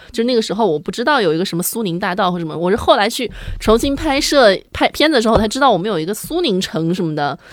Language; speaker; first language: Chinese; native; Chinese